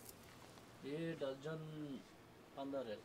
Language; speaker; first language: Hindi; non-native, learner; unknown